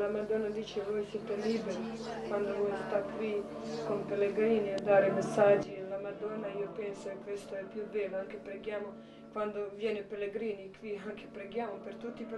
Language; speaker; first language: Italian; non-native, learner; Croatian